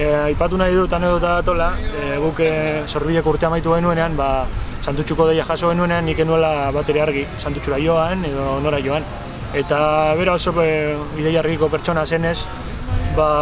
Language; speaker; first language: Basque; native; Basque